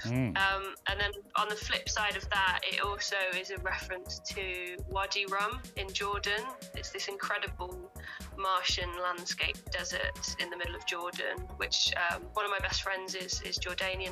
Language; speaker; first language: English; native; English